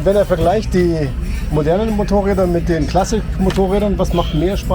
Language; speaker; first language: German; native; German